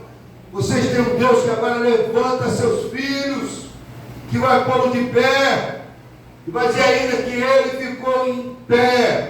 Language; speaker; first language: Portuguese; native; Portuguese